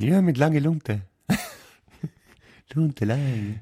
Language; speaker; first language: German; native; German